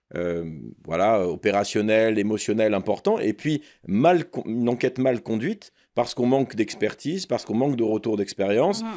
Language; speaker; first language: French; native; French